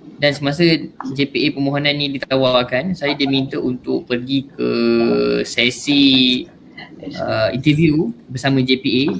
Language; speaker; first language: Malay; native; Malay